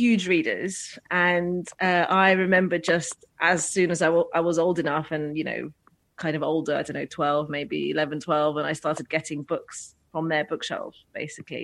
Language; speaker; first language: English; non-native, fluent; Russian